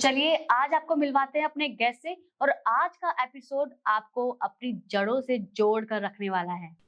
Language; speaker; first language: Hindi; native; Hindi